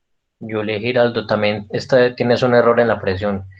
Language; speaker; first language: Spanish; native; Spanish